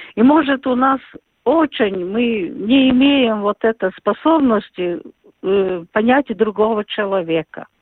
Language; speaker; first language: Russian; non-native, local second language; Latvian